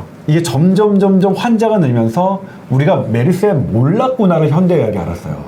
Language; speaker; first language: Korean; native; Korean